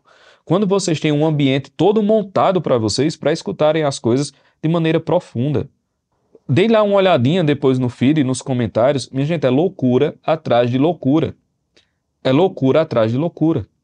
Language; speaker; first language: Portuguese; native; Portuguese